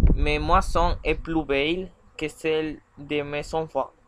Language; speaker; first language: French; non-native, learner; Spanish